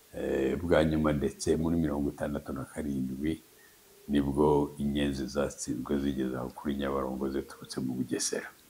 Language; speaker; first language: Kinyarwanda; early bilingual, heritage; Kinyarwanda